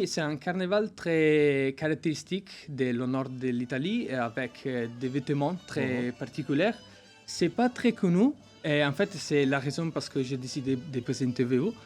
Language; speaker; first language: French; non-native, learner; Italian